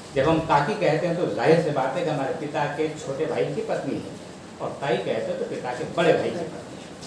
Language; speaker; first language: Hindi; native; Hindi